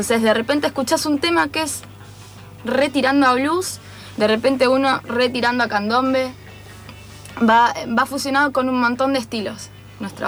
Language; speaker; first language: Spanish; native; Spanish